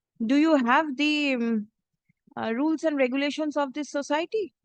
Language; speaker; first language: English; non-native, local second language; Bangla